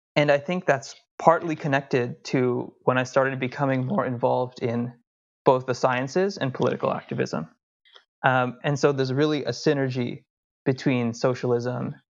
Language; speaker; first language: English; early bilingual, other home language; Hindi